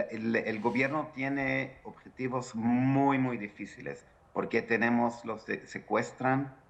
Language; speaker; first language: Spanish; non-native, fluent; Hebrew